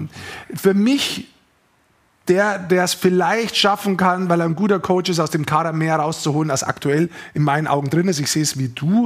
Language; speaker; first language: German; native; German